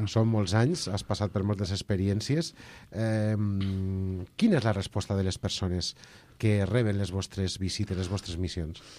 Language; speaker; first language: Catalan; native; Catalan